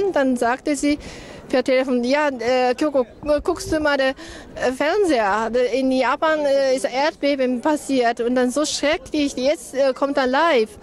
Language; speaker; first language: German; non-native, learner; Japanese